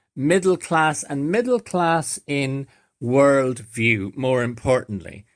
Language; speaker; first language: English; native; English